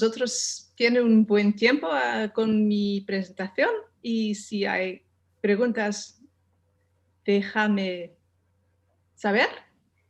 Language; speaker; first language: Spanish; non-native, learner; Dutch